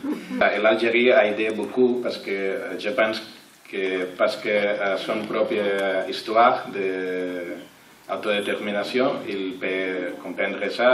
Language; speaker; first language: French; non-native, learner; Catalan